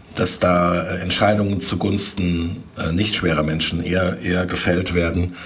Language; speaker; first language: German; native; German